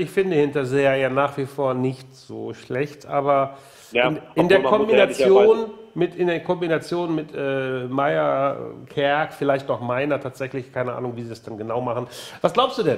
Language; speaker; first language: German; native; German